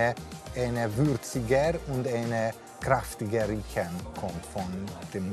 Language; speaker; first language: German; non-native, learner; Hungarian